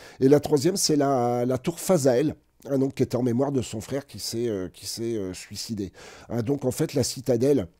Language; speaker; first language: French; native; French